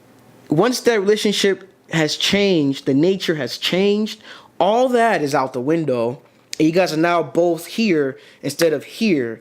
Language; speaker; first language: English; native; English